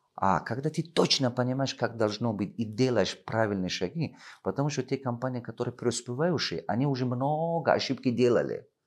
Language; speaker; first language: Russian; non-native, local second language; Tajik